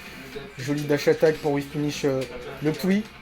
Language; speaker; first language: French; native; French